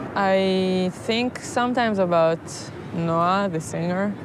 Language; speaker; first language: English; non-native, fluent; Hebrew